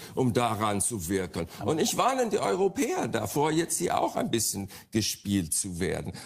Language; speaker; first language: German; non-native, fluent; English